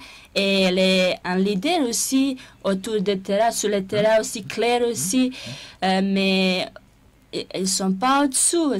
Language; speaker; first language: French; non-native, fluent; Serbian